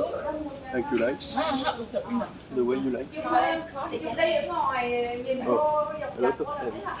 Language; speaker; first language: English; non-native, learner; French